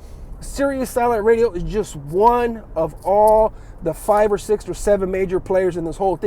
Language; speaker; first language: English; native; English